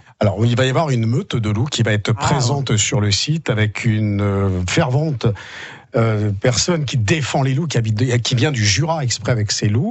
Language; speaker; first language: French; native; French